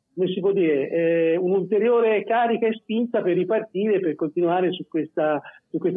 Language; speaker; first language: Italian; native; Italian